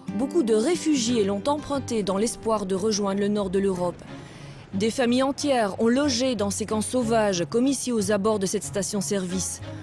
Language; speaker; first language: French; native; French